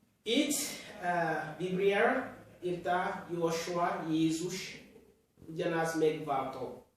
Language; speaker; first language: Hungarian; non-native, learner; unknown